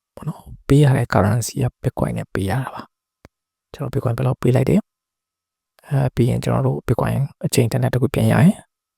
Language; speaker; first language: Burmese; native; Burmese